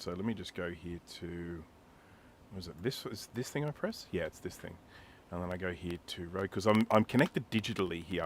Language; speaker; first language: English; native; English